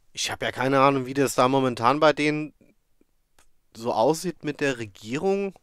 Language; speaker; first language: German; native; German